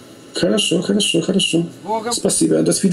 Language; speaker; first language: Russian; non-native, learner; Polish